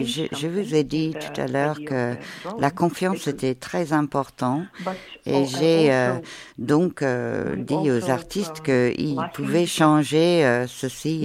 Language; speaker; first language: French; non-native, fluent; Ukrainian